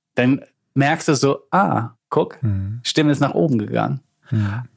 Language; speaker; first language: German; native; German